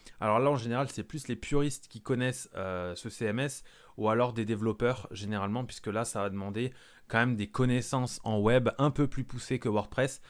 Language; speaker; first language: French; native; French